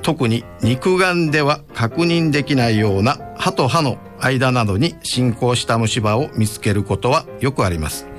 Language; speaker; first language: Japanese; native; Japanese